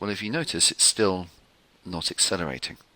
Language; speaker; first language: English; native; English